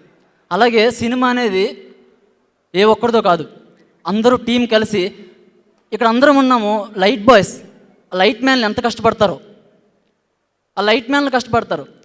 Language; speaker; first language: Telugu; native; Telugu